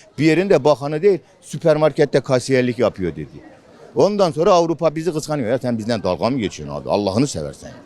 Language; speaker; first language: Turkish; native; Turkish